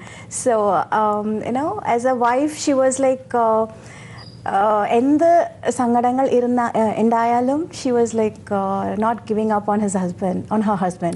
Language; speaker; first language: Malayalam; non-native, local second language; Tamil